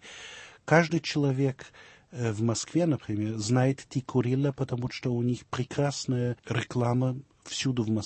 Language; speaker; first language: Russian; early bilingual, heritage; Russian